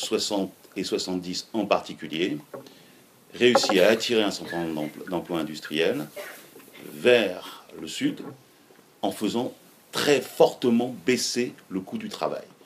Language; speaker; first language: French; native; French